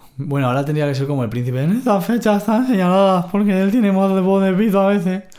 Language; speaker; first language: Spanish; native; Spanish